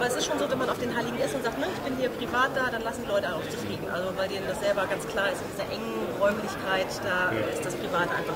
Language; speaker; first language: German; native; German